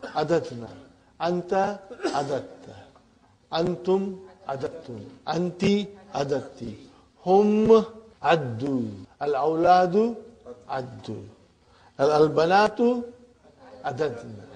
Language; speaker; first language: Arabic; non-native, fluent; Urdu